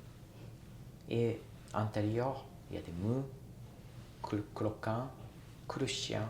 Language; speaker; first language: French; non-native, learner; Japanese